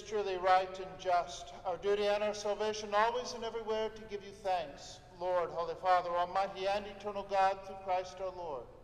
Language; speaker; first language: English; native; English